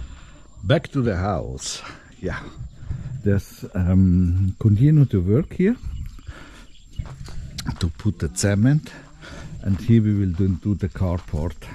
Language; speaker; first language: English; non-native, fluent; Italian